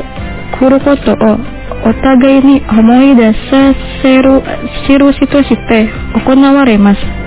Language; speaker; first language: Japanese; non-native, fluent; Indonesian